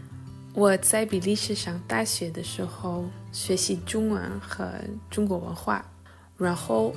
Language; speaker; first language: Chinese; non-native, fluent; Dutch